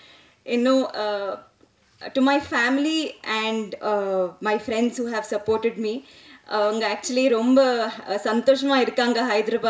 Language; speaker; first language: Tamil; non-native, learner; Telugu